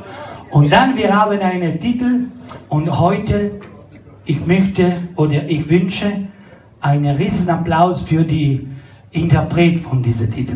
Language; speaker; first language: German; non-native, fluent; Italian